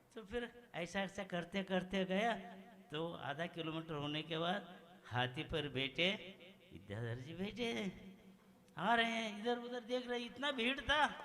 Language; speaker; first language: Hindi; non-native, local second language; Kannada